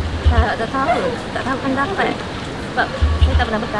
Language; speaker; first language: Malay; native; Malay